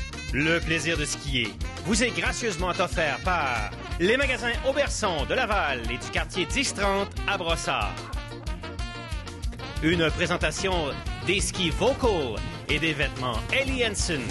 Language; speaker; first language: French; native; French